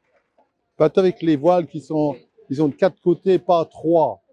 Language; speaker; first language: French; non-native, fluent; English